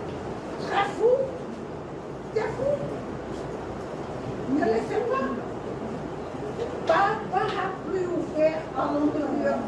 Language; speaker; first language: French; non-native, learner; Portuguese